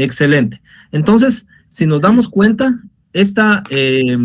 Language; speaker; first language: Spanish; native; Spanish